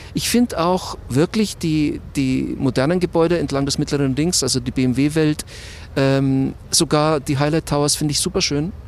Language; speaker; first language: German; native; German